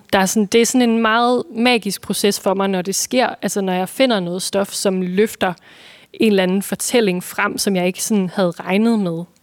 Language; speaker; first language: Danish; native; Danish